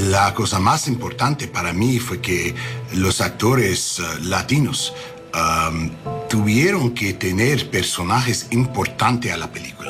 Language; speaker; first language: Spanish; non-native, learner; English